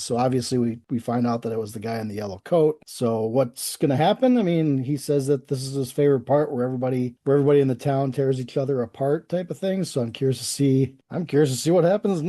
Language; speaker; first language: English; native; English